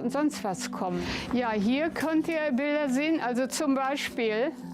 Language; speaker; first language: German; non-native, fluent; Lithuanian